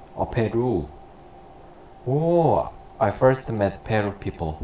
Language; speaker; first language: English; non-native, learner; Korean